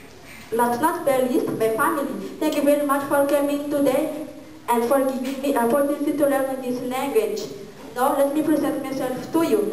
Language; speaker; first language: English; non-native, learner; Malagasy